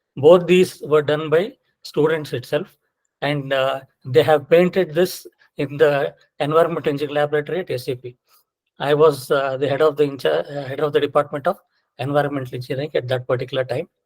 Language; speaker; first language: English; non-native, local second language; Kannada